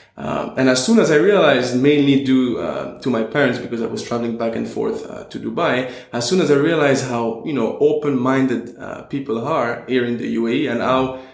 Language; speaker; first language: English; non-native, fluent; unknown